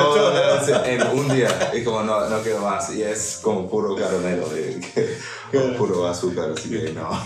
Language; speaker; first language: Spanish; non-native, fluent; English